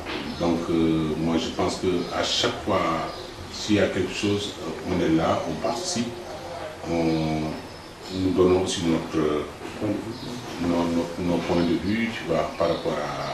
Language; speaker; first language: French; non-native, local second language; Wolof